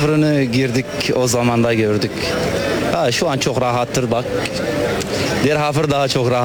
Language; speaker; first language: Turkish; non-native, learner; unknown